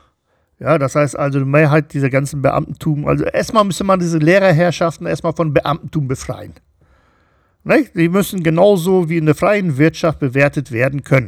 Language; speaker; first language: German; native; German